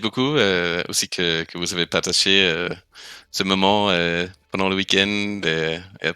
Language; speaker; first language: French; non-native, fluent; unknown